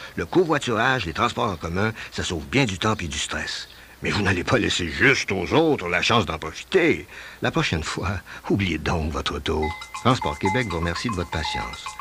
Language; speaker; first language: French; native; French